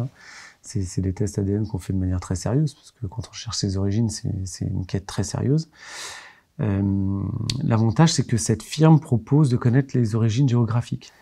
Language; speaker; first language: French; native; French